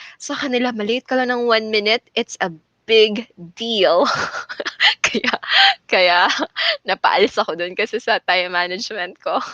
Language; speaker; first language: Filipino; non-native, local second language; Cebuano